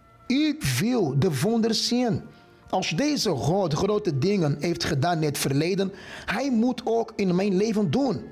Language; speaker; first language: Dutch; non-native, fluent; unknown